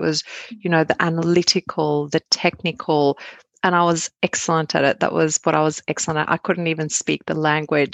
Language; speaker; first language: English; non-native, fluent; Arabic